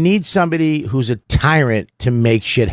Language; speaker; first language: English; native; English